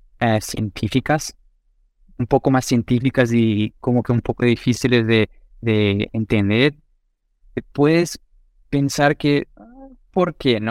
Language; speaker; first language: Spanish; non-native, fluent; Portuguese